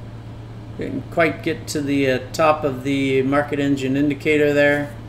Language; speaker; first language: English; native; English